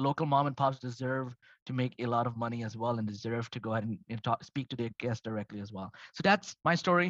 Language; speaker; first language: English; non-native, fluent; Arabic